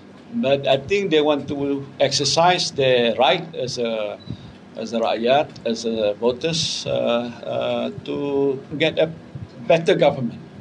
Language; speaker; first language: English; non-native, local second language; Malay